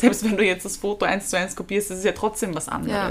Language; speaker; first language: German; native; German